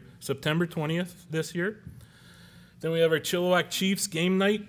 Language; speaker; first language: English; native; English